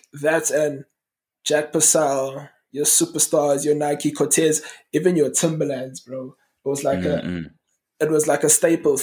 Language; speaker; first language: English; native; English